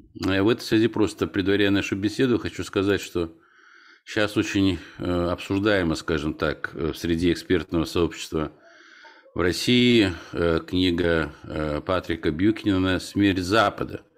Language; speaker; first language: Russian; native; Russian